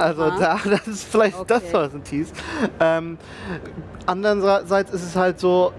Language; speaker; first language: German; native; German